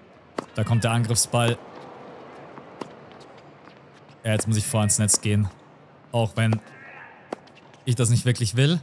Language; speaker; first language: German; native; German